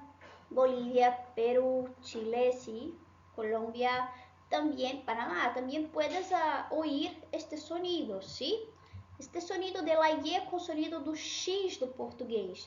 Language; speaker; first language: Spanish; non-native, fluent; Portuguese